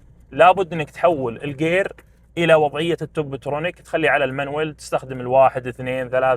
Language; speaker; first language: Arabic; native; Arabic